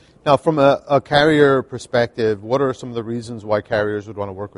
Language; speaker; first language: English; native; English